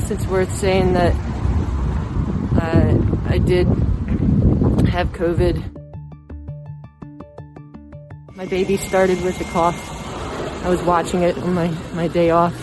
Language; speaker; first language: English; native; English